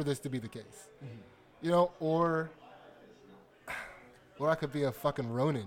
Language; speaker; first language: English; native; English